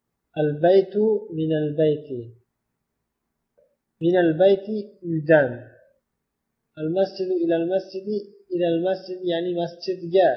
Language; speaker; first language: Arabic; non-native, fluent; Uzbek